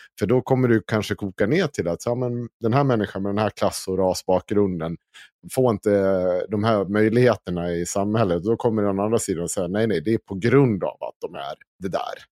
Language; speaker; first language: Swedish; native; Swedish